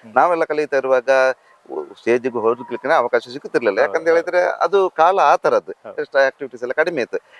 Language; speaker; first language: Kannada; non-native, local second language; Konkani